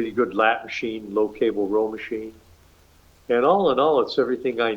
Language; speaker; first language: English; native; English